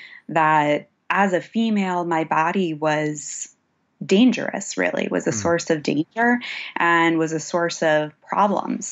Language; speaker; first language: English; native; English